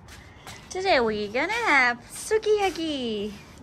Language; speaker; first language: English; non-native, learner; Thai